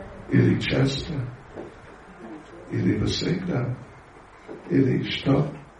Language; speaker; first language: Russian; non-native, learner; English